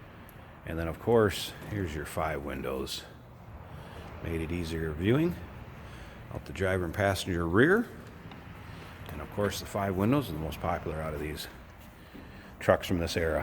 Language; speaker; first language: English; native; English